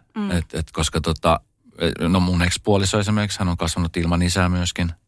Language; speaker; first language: Finnish; native; Finnish